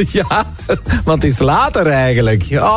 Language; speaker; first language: Dutch; native; Dutch